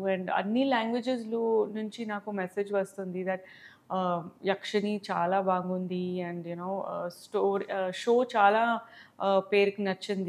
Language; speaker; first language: Telugu; non-native, learner; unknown